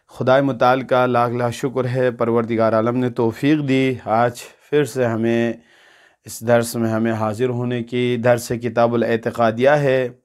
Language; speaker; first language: Urdu; non-native, local second language; Balti